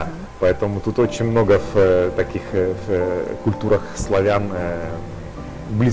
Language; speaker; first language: Russian; native; Russian